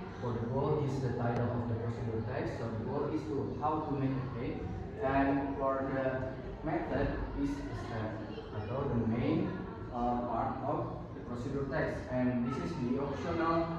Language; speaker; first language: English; non-native, learner; Indonesian